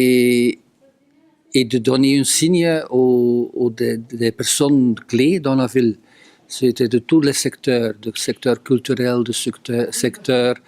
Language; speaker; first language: French; non-native, local second language; Dutch